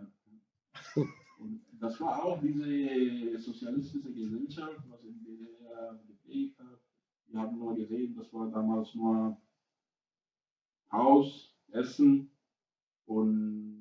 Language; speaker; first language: German; non-native, fluent; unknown